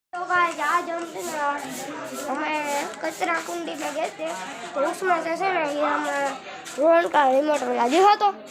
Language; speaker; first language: Hindi; non-native, local second language; Gujarati